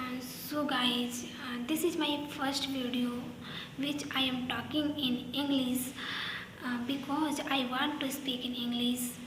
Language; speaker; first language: English; non-native, learner; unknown